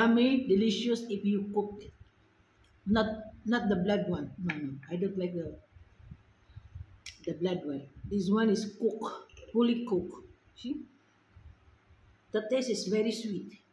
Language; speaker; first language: English; non-native, local second language; Filipino